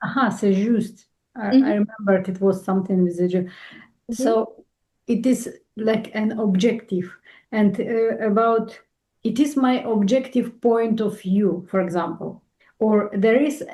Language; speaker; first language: English; non-native, fluent; Russian